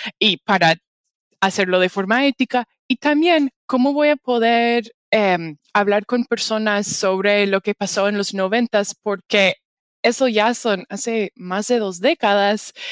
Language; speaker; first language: Spanish; non-native, fluent; English